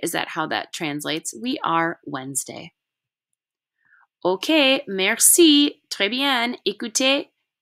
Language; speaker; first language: English; native; English